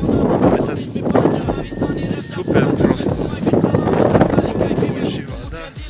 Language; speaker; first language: Russian; non-native, learner; Tajik